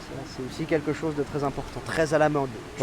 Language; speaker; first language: French; native; French